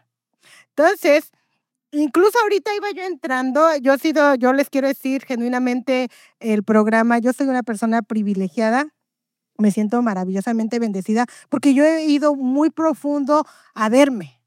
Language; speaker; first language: Spanish; native; Spanish